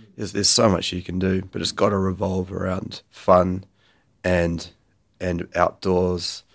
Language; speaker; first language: English; native; English